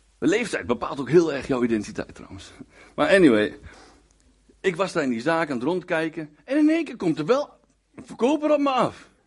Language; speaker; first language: Dutch; native; Dutch